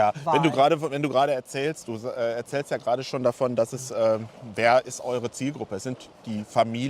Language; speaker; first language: German; native; German